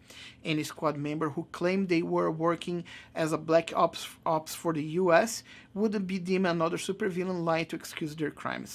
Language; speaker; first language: English; non-native, fluent; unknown